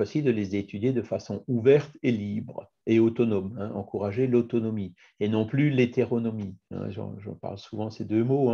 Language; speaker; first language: French; native; French